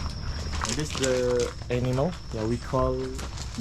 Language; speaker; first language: English; non-native, local second language; Indonesian